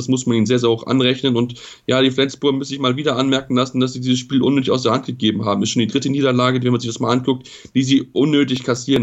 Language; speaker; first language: German; native; German